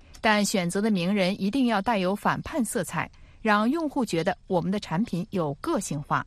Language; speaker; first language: Chinese; native; Chinese